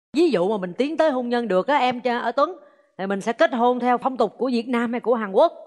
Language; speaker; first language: Vietnamese; native; Vietnamese